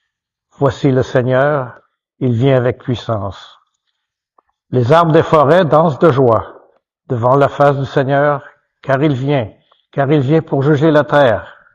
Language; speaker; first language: French; native; French